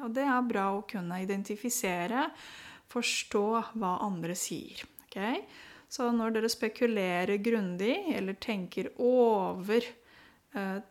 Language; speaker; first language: Norwegian; non-native, fluent; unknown